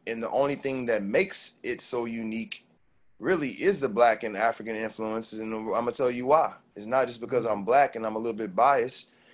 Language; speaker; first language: English; native; English